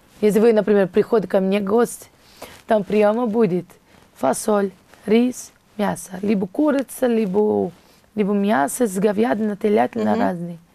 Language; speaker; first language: Russian; non-native, learner; Portuguese